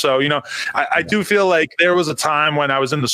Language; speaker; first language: English; native; English